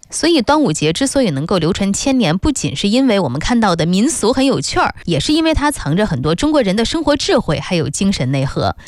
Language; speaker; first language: Chinese; native; Chinese